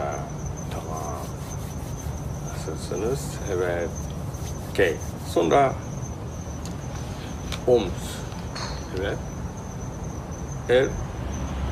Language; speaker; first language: Turkish; non-native, learner; Japanese